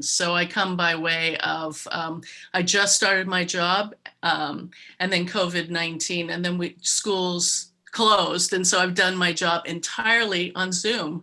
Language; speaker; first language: English; native; English